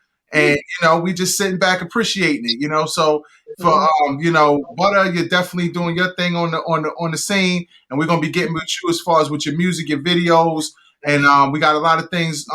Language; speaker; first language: English; native; English